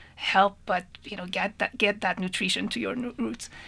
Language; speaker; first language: English; non-native, fluent; Persian